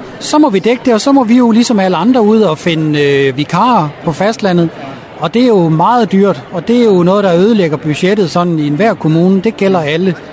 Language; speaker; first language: Danish; native; Danish